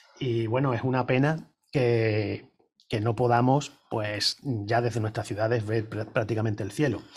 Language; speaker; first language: Spanish; native; Spanish